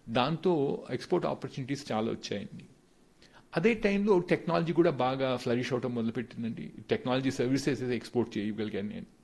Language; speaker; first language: Telugu; native; Telugu